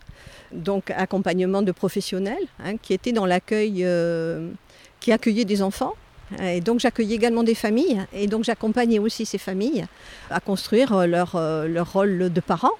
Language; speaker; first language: French; native; French